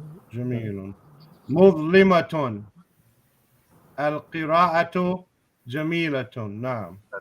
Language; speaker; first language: Arabic; non-native, fluent; English